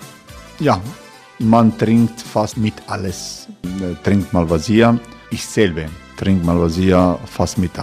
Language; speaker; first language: German; non-native, learner; Croatian